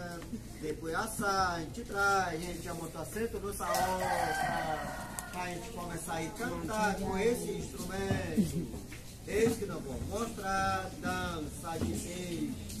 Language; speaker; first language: Portuguese; non-native, local second language; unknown